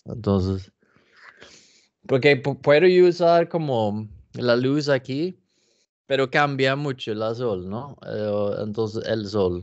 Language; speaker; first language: Spanish; non-native, learner; English